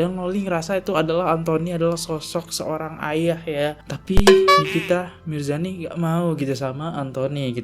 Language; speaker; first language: Indonesian; native; Indonesian